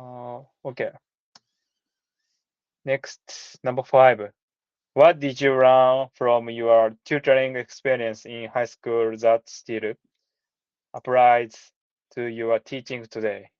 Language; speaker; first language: English; non-native, learner; Japanese